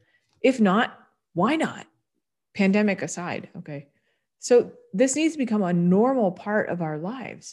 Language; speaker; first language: English; native; English